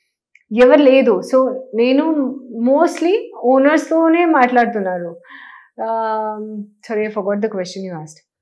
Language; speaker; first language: Telugu; non-native, learner; Hindi